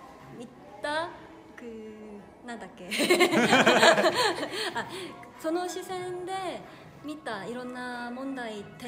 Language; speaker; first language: Japanese; non-native, fluent; Korean